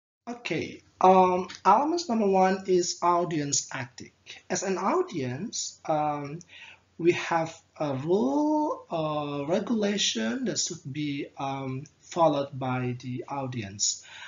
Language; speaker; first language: English; non-native, fluent; Indonesian